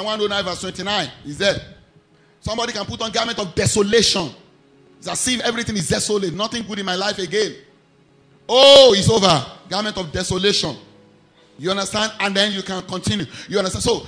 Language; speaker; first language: English; non-native, local second language; Yoruba